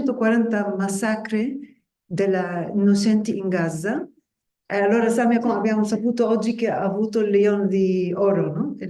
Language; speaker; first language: Italian; non-native, fluent; Spanish